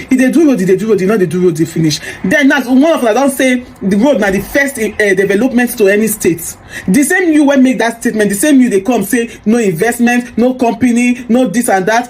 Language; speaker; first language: Nigerian Pidgin; native; Nigerian Pidgin